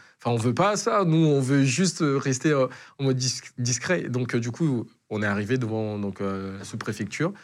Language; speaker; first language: French; native; French